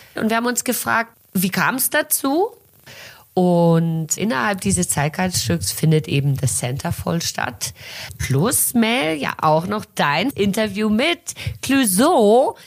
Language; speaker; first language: German; early bilingual, heritage; German